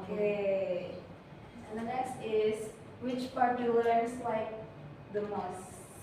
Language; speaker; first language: English; non-native, learner; Indonesian